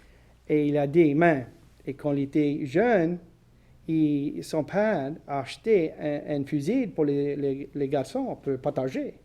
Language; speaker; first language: French; non-native, local second language; English